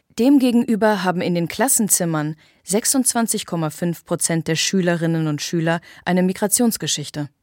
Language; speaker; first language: German; native; German